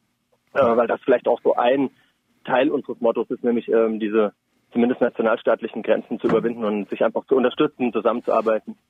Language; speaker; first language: German; native; German